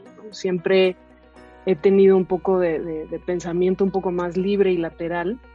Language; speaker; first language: Spanish; native; Spanish